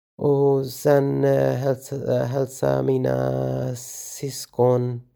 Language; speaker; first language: Swedish; non-native, learner; Arabic